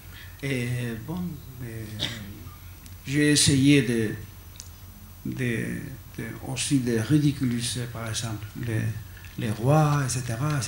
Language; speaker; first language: French; non-native, learner; Basque